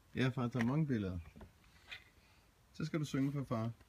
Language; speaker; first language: Danish; native; Danish